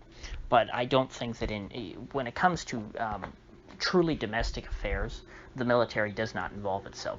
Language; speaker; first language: English; native; English